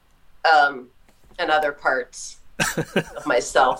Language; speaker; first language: English; native; English